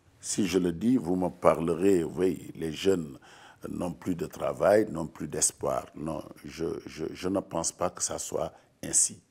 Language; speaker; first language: French; non-native, local second language; Wolof